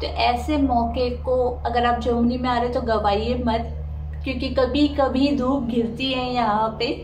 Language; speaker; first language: Hindi; native; Hindi